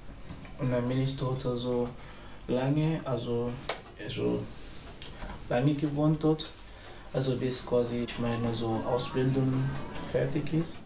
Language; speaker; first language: German; non-native, learner; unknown